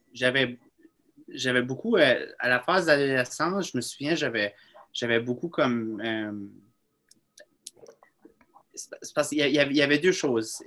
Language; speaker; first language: French; native; French